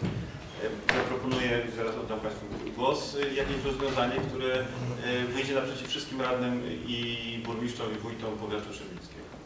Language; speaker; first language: Polish; native; Polish